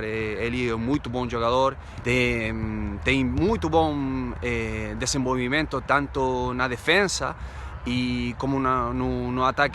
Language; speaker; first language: Portuguese; non-native, fluent; Spanish